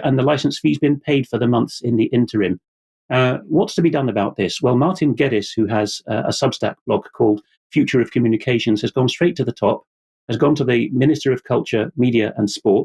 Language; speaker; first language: English; non-native, fluent; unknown